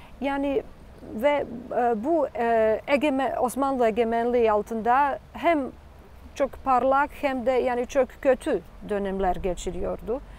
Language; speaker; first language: Turkish; non-native, fluent; Serbian